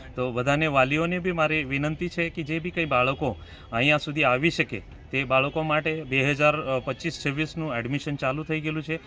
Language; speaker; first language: Gujarati; non-native, local second language; Marathi